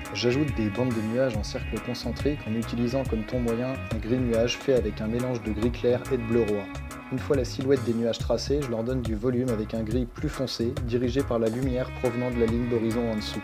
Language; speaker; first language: French; native; French